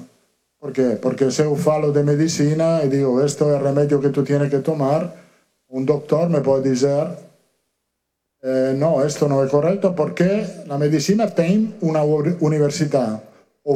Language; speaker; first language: Portuguese; non-native, fluent; Italian